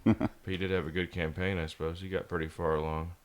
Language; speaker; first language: English; native; English